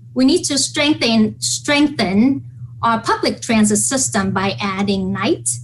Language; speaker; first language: English; non-native, fluent; Vietnamese